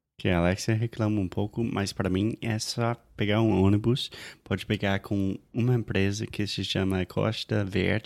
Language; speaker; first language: Portuguese; non-native, fluent; English